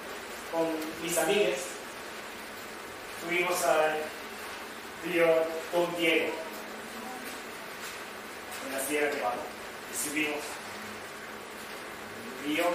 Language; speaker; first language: Spanish; non-native, learner; Japanese